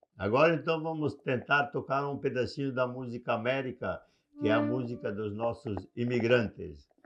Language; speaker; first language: Portuguese; non-native, local second language; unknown